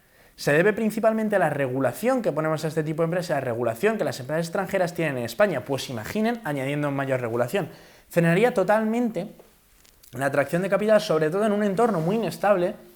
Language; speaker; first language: Spanish; native; Spanish